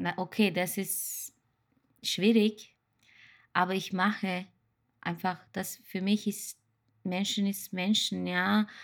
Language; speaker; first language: German; non-native, learner; Turkish